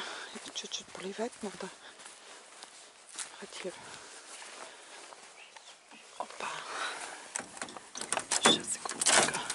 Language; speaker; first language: Russian; non-native, learner; German